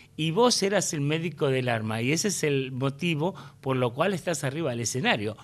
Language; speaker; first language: Spanish; native; Spanish